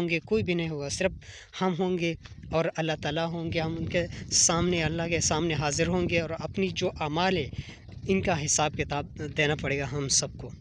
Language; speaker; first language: Urdu; non-native, local second language; Pashto